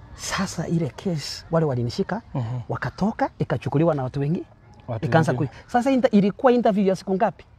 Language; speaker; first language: Swahili; non-native, local second language; Gusii